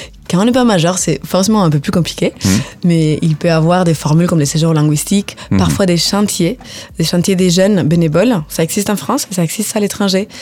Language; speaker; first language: French; non-native, fluent; Spanish